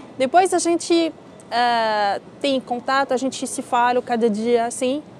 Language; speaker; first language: Portuguese; non-native, learner; Arabic